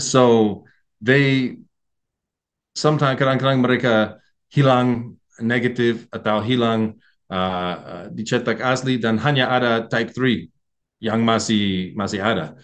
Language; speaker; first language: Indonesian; non-native, learner; English